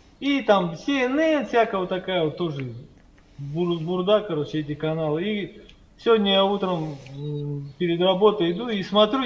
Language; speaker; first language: Russian; native; Russian